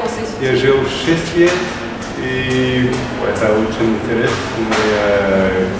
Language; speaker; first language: Russian; non-native, learner; French